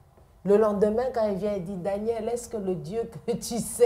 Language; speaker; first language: French; non-native, local second language; Lingala